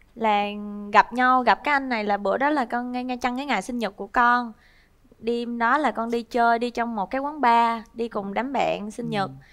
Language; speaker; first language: Vietnamese; native; Vietnamese